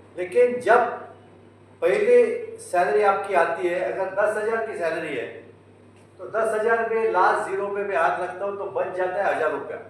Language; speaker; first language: Hindi; non-native, local second language; Marathi